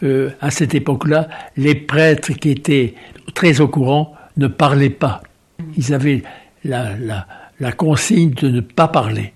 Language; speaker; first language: French; native; French